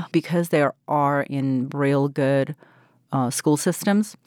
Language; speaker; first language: English; non-native, fluent; Ukrainian